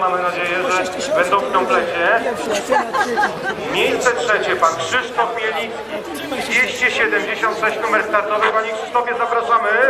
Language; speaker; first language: Polish; native; Polish